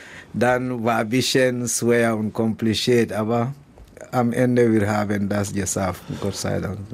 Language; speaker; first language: German; non-native, learner; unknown